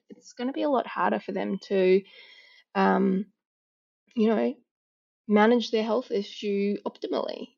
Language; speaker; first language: English; native; English